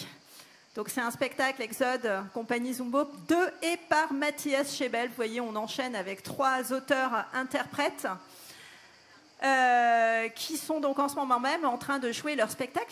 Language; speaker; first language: French; native; French